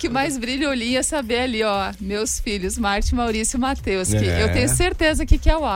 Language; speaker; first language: Portuguese; native; Portuguese